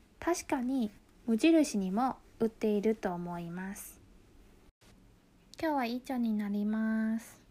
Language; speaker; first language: Japanese; non-native, local second language; Chinese